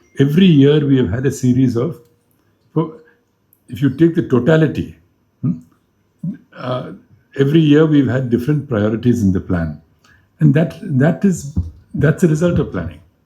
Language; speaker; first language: English; non-native, local second language; Malayalam